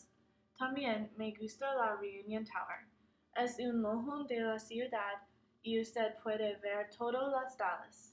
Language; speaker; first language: Spanish; non-native, learner; English